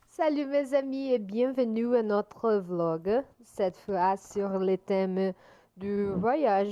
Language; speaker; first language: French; non-native, learner; Portuguese